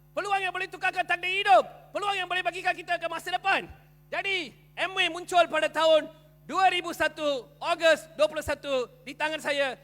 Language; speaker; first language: Malay; non-native, local second language; Tamil